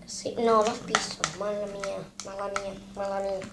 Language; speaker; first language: Spanish; native; Spanish